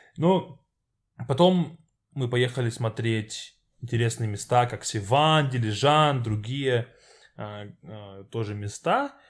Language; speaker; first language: Russian; native; Russian